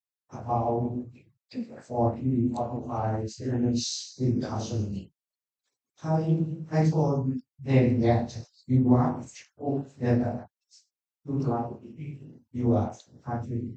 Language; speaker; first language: English; non-native, learner; Thai